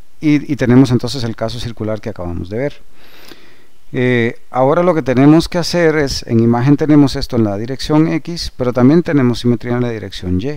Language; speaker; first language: Spanish; native; Spanish